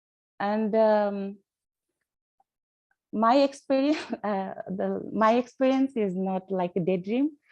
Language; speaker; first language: English; non-native, learner; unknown